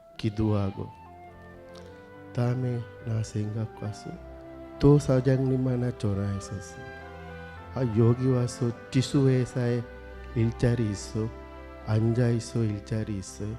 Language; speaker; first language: Korean; non-native, learner; Sinhala